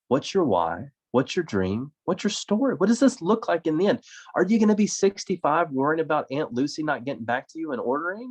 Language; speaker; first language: English; native; English